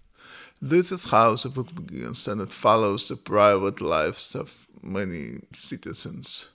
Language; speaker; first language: English; non-native, fluent; Ukrainian